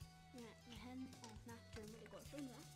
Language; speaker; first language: Welsh; non-native, local second language; English